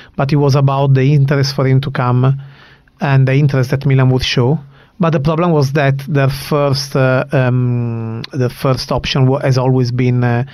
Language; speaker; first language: English; non-native, fluent; Italian